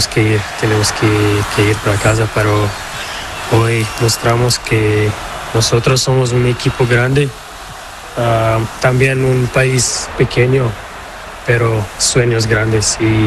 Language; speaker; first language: Spanish; non-native, learner; Portuguese